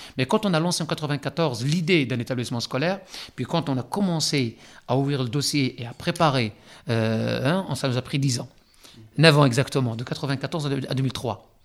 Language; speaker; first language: French; non-native, local second language; Arabic